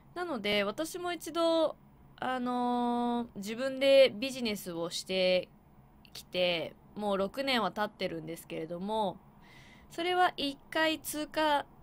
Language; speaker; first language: Japanese; native; Japanese